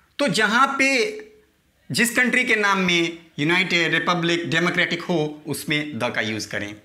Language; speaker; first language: Hindi; native; Hindi